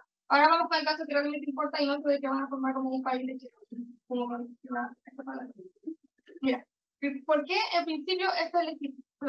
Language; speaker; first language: Spanish; native; Spanish